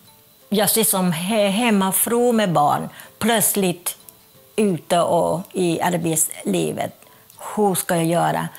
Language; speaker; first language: Swedish; non-native, fluent; Thai